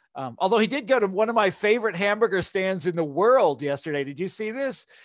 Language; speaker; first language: English; native; English